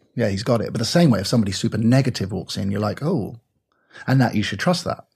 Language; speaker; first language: English; native; English